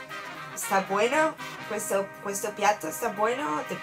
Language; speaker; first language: Italian; non-native, learner; Spanish